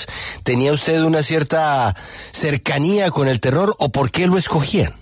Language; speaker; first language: Spanish; native; Spanish